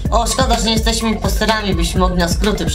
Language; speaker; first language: Polish; native; Polish